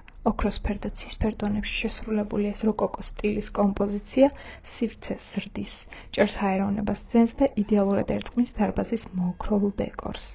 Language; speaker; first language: Georgian; native; Georgian